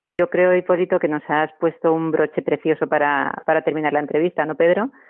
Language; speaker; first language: Spanish; native; Spanish